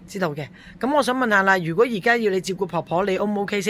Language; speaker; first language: Cantonese; native; Cantonese